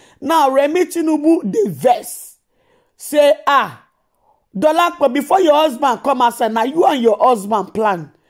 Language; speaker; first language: Nigerian Pidgin; non-native, local second language; Yoruba